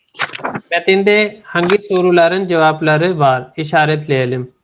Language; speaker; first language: Turkish; non-native, fluent; Urdu